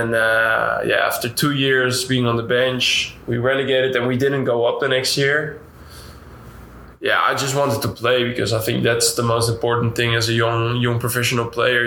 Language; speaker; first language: English; non-native, fluent; Dutch